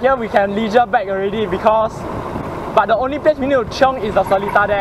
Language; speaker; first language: English; non-native, local second language; Chinese